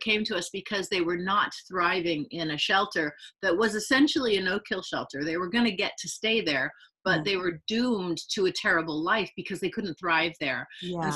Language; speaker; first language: English; native; English